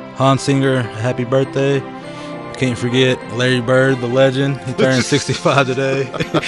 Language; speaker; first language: English; native; English